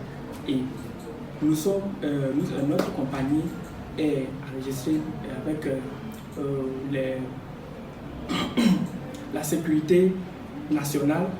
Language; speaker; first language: French; non-native, fluent; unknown